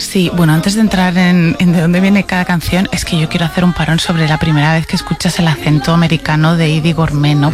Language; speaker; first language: Spanish; native; Spanish